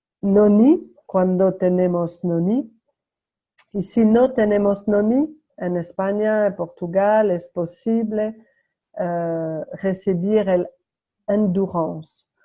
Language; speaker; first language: Spanish; non-native, learner; French